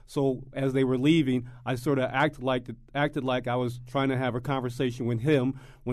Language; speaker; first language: English; native; English